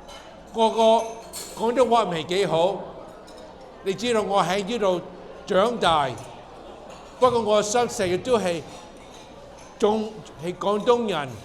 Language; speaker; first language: Cantonese; early bilingual, heritage; Cantonese